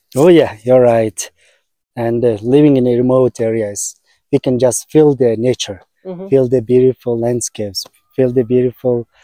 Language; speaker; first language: English; non-native, learner; Mongolian